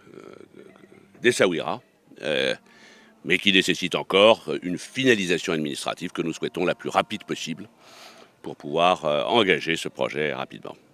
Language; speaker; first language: French; native; French